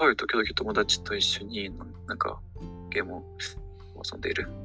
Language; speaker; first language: Japanese; non-native, learner; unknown